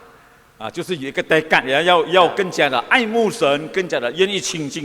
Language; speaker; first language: Chinese; early bilingual, heritage; Chinese